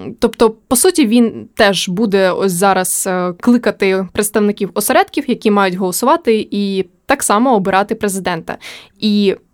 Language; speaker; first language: Ukrainian; native; Ukrainian